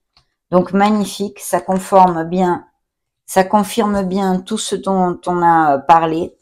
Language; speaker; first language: French; native; French